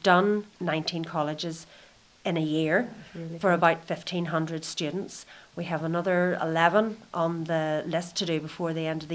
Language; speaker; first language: English; native; English